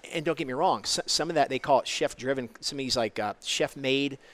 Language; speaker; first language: English; native; English